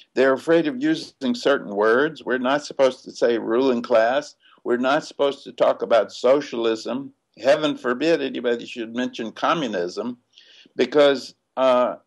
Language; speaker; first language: English; native; English